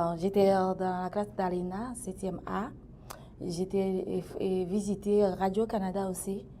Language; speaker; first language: French; non-native, local second language; Haitian Creole